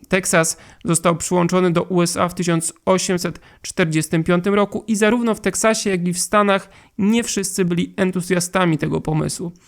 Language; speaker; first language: Polish; native; Polish